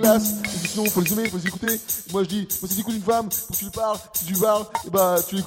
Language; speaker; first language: French; native; French